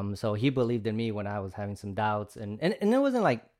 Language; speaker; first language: English; early bilingual, other home language; Spanish